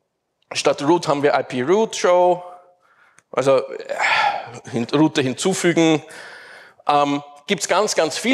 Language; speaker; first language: German; native; German